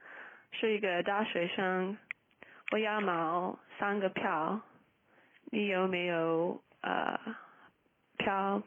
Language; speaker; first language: Chinese; non-native, learner; English